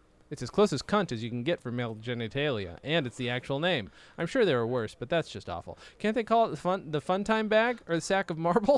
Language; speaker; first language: English; native; English